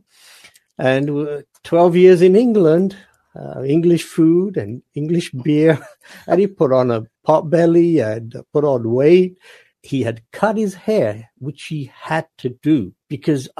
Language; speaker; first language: English; non-native, local second language; Punjabi